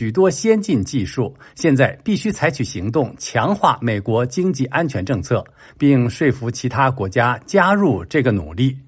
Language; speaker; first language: Chinese; native; Chinese